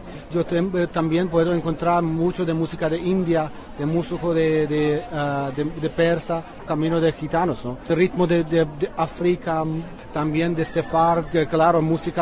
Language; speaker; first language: Spanish; non-native, fluent; Persian